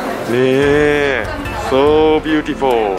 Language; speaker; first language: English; non-native, learner; Japanese